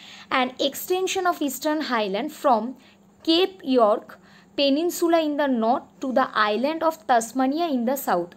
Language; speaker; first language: English; non-native, local second language; Bangla